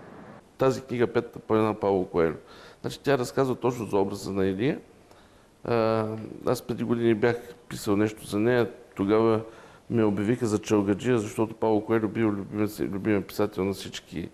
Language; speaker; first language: Bulgarian; native; Bulgarian